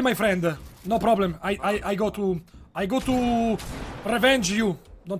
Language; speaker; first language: English; non-native, learner; Italian